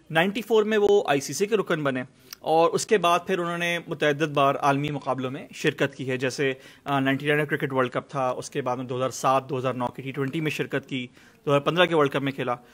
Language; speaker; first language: Urdu; native; Urdu